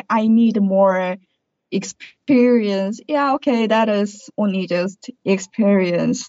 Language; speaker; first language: English; non-native, learner; Korean